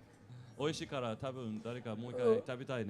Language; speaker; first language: Japanese; non-native, learner; English